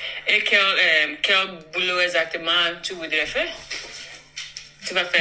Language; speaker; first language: French; non-native, learner; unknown